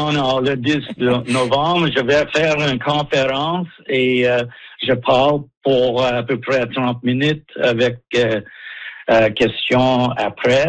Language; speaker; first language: French; non-native, learner; English